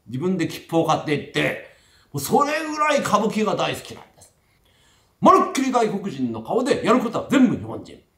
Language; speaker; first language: Japanese; native; Japanese